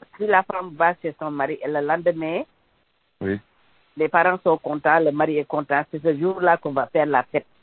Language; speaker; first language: French; non-native, local second language; Wolof